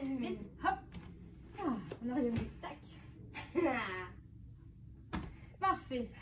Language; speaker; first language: French; native; French